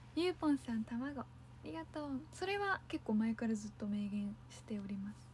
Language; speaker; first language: Japanese; native; Japanese